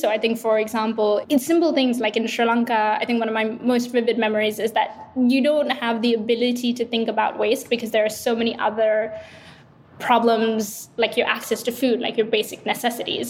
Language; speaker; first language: English; non-native, local second language; Sinhala